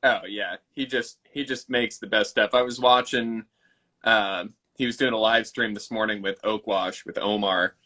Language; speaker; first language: English; native; English